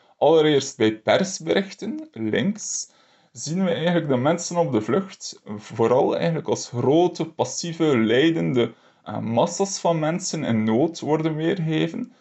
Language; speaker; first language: Dutch; native; Dutch